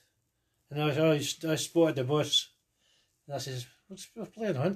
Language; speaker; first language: English; native; English